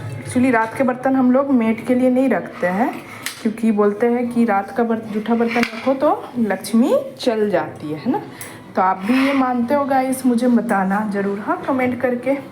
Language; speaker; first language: Hindi; non-native, local second language; Bangla